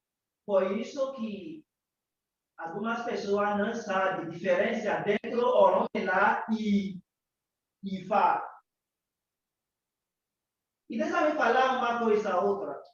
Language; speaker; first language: Portuguese; non-native, learner; Yoruba